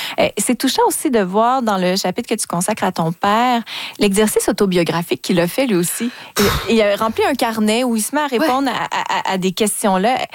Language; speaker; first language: French; native; French